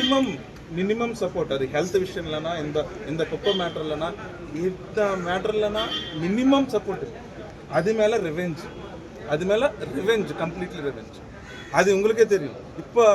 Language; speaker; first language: Tamil; non-native, local second language; Telugu